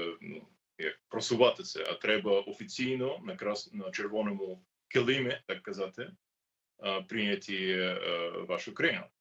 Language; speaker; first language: Ukrainian; non-native, learner; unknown